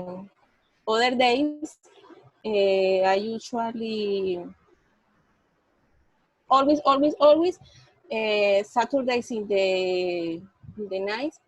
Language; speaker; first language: English; non-native, learner; Spanish